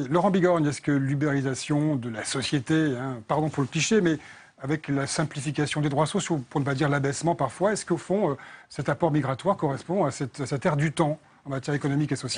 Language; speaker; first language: French; native; French